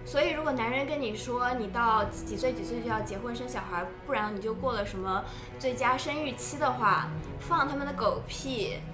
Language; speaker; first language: Chinese; native; Chinese